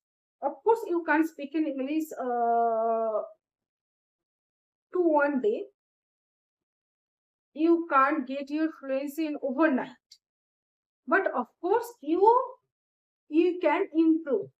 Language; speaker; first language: English; non-native, learner; Bangla